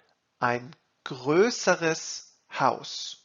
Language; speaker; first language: German; non-native, fluent; English